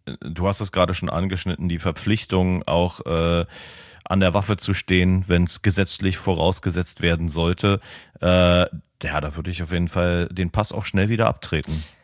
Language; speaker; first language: German; native; German